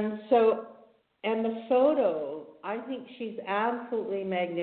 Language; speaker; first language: English; native; English